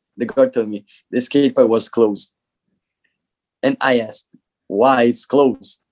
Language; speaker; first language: English; non-native, learner; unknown